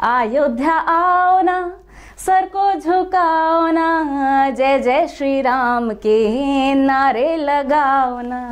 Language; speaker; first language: Hindi; native; Hindi